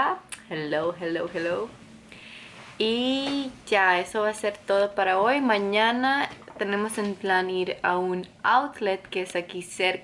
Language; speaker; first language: Spanish; non-native, fluent; Croatian